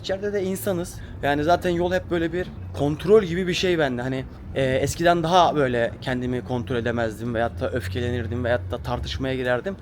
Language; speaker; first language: Turkish; native; Turkish